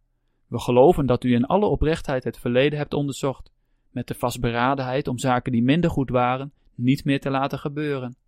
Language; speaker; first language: Dutch; native; Dutch